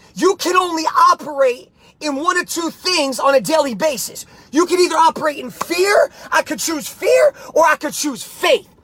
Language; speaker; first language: English; native; English